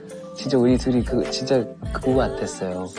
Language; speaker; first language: Korean; non-native, fluent; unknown